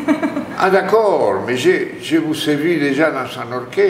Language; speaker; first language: French; non-native, fluent; Spanish